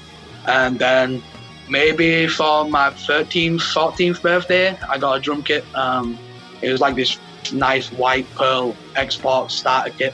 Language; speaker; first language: English; native; English